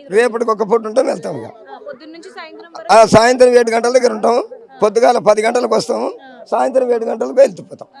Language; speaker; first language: Telugu; native; Telugu